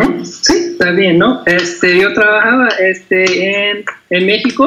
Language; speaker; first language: Spanish; non-native, fluent; English